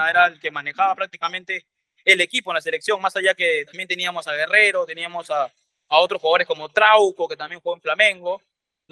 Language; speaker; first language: Spanish; native; Spanish